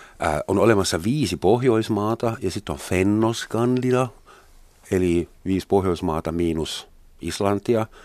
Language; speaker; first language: Finnish; non-native, fluent; German